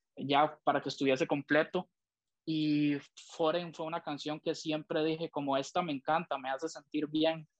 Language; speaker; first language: Spanish; native; Spanish